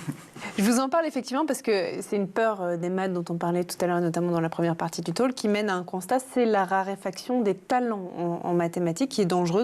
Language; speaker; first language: French; native; French